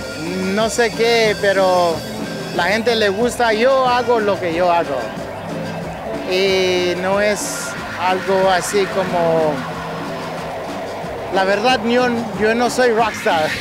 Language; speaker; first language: Spanish; early bilingual, heritage; Spanish